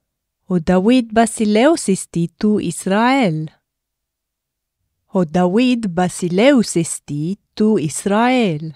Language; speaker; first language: Greek; non-native, fluent; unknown